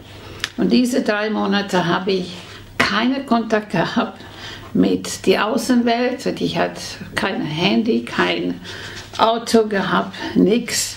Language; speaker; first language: German; non-native, fluent; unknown